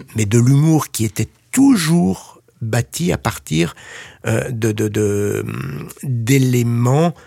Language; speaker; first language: French; native; French